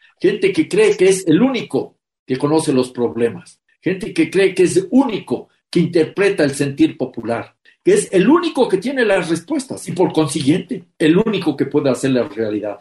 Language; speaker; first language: Spanish; native; Spanish